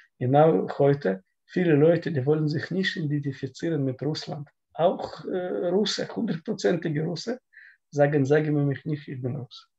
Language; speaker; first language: German; non-native, learner; Russian